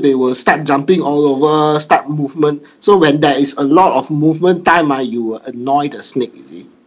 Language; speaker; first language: English; non-native, local second language; Min Nan Chinese